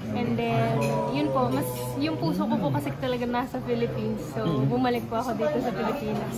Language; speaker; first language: Filipino; early bilingual, heritage; Filipino